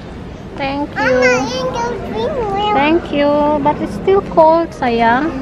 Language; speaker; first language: English; non-native, learner; Indonesian